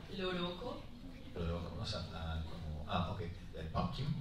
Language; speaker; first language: English; non-native, fluent; Spanish